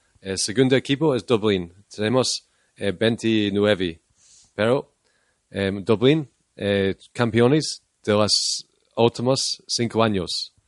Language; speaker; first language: Spanish; non-native, learner; English